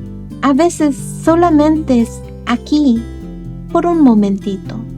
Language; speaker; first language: Spanish; early bilingual, other home language; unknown